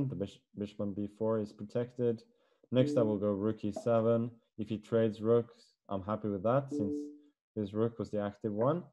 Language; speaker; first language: English; non-native, fluent; Norwegian